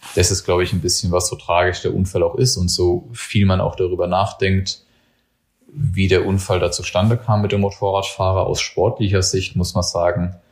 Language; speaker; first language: German; native; German